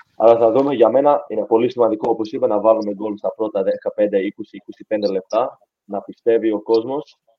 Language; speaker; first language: Greek; early bilingual, heritage; Greek